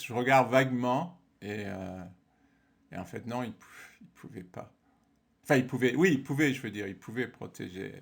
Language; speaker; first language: French; native; French